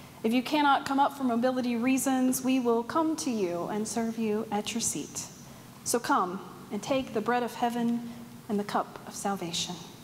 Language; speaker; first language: English; native; English